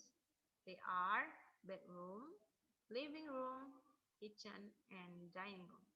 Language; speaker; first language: English; non-native, learner; Indonesian